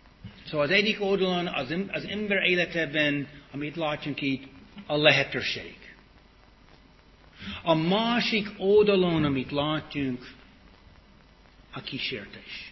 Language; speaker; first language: Hungarian; early bilingual, heritage; English